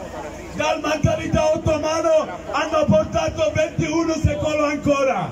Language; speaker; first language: Italian; non-native, learner; Kurdish